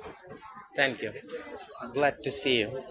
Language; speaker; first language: English; non-native, learner; Ukrainian